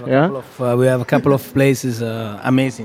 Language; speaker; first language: English; non-native, fluent; Italian